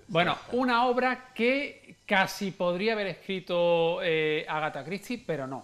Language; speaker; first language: Spanish; native; Spanish